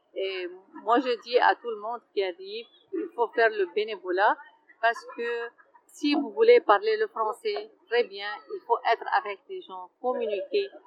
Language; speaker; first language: French; non-native, fluent; Arabic